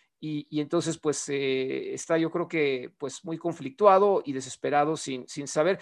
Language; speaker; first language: Spanish; native; Spanish